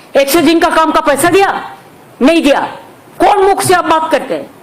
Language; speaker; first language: Hindi; non-native, local second language; Bangla